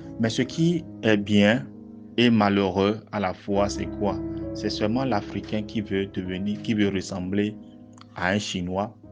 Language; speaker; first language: French; non-native, local second language; Fon